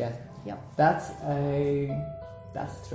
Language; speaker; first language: English; non-native, learner; Indonesian